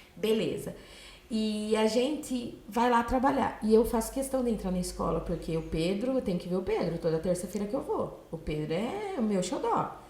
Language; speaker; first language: Portuguese; native; Portuguese